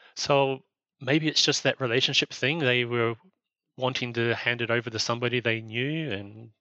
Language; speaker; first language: English; native; English